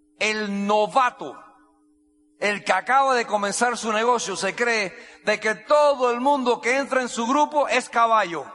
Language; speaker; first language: Spanish; non-native, fluent; English